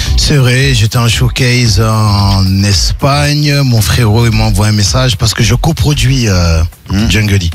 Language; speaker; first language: French; native; French